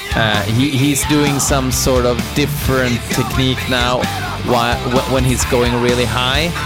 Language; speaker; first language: English; non-native, fluent; Swedish